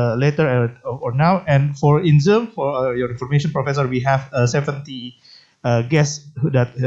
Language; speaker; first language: English; non-native, fluent; Indonesian